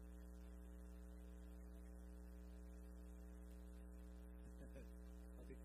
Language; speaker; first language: English; native; English